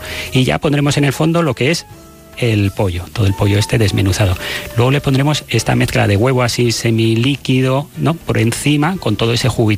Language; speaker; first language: Spanish; native; Spanish